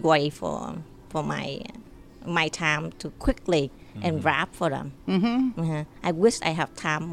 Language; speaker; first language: English; non-native, learner; Vietnamese